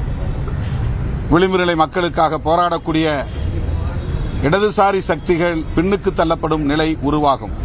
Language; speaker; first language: Tamil; native; Tamil